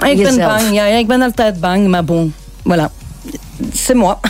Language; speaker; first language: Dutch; non-native, local second language; French